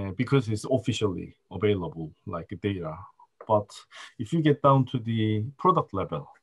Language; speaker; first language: English; non-native, fluent; Korean